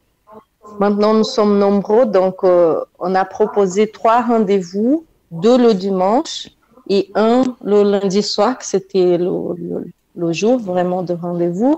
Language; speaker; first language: French; non-native, fluent; Portuguese